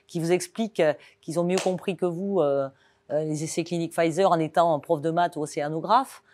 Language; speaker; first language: French; native; French